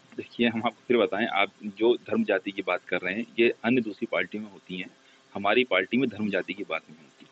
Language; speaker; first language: Hindi; native; Hindi